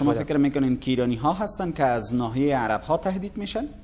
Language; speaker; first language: Persian; native; Persian